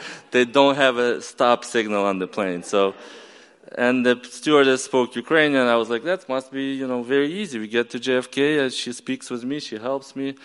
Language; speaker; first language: English; non-native, fluent; Ukrainian